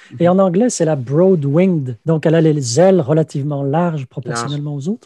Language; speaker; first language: French; native; French